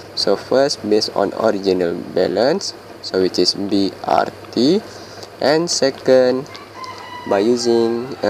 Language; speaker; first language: English; non-native, local second language; Malay